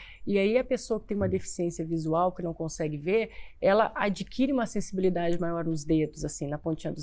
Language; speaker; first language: Portuguese; native; Portuguese